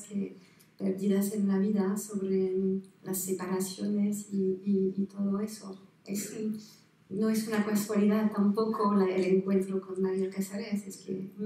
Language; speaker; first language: Spanish; non-native, fluent; French